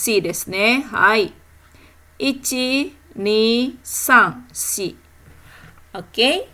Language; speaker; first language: Japanese; non-native, fluent; Indonesian